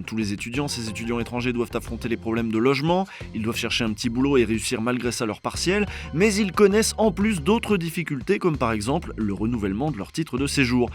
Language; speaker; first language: French; native; French